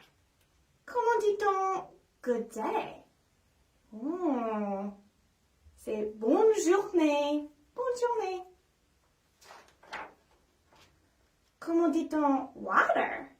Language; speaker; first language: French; non-native, fluent; English